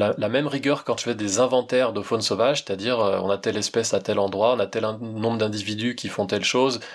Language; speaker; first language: French; native; French